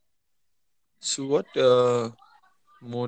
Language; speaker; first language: English; non-native, local second language; Hindi